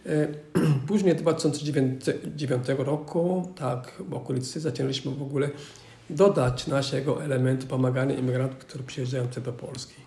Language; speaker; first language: Polish; non-native, fluent; Somali